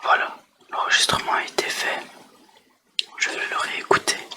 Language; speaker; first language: French; native; French